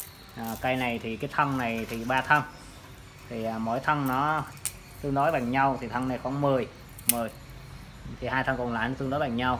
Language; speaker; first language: Vietnamese; native; Vietnamese